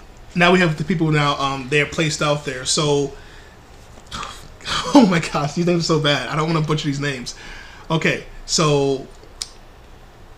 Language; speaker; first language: English; native; English